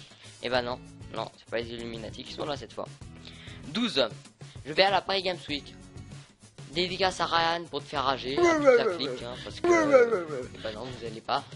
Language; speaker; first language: French; native; French